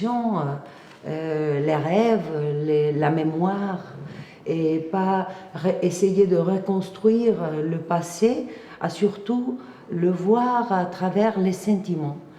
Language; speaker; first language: French; non-native, fluent; Spanish